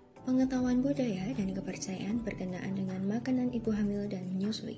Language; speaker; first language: Indonesian; native; Indonesian